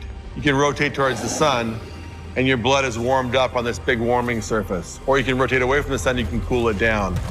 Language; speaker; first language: English; native; English